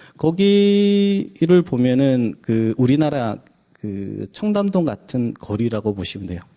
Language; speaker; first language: Korean; native; Korean